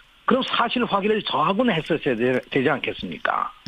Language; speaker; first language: Korean; native; Korean